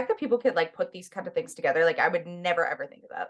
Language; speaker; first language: English; native; English